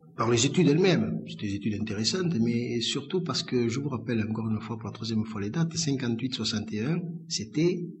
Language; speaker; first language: French; native; French